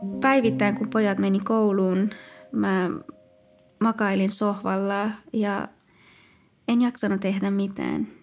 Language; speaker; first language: Finnish; non-native, fluent; Persian